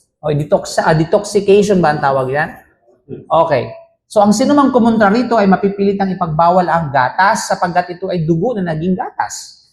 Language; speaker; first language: Filipino; non-native, local second language; Cebuano